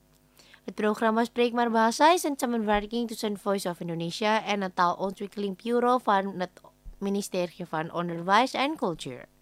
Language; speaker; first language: Dutch; non-native, fluent; Indonesian